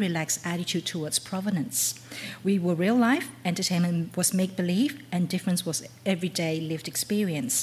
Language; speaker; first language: English; non-native, local second language; Cantonese